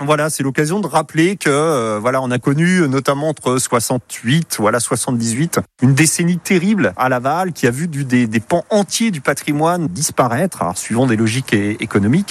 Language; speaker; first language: French; native; French